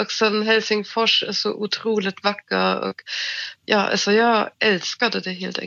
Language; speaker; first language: Swedish; non-native, fluent; German